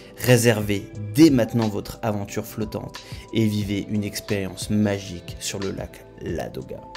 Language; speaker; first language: French; native; French